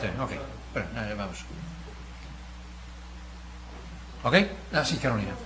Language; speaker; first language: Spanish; non-native, learner; Italian